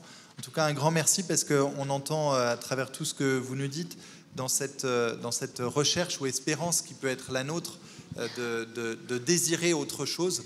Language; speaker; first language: French; native; French